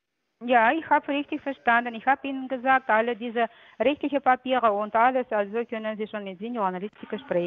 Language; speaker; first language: German; non-native, fluent; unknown